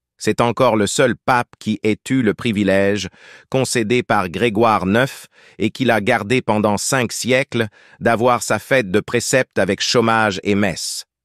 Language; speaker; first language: French; native; French